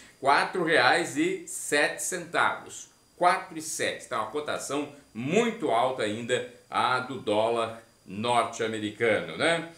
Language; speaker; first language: Portuguese; native; Portuguese